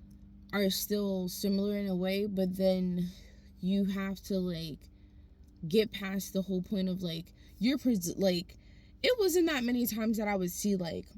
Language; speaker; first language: English; native; English